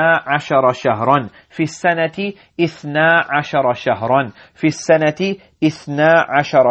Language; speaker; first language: Arabic; non-native, fluent; English